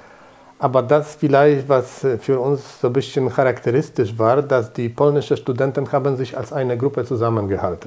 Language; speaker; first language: German; non-native, fluent; Polish